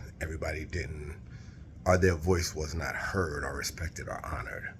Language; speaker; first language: English; native; English